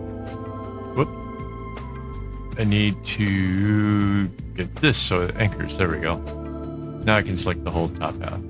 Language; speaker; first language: English; native; English